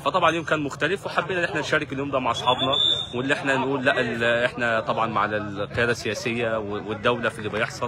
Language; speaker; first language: Arabic; native; Arabic